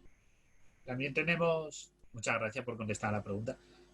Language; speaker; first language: Spanish; native; Spanish